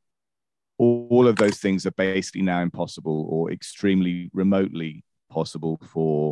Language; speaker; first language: English; native; English